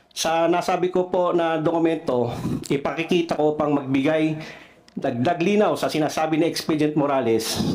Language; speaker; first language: Filipino; non-native, local second language; Cebuano